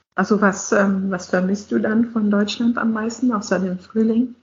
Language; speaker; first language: German; non-native, fluent; English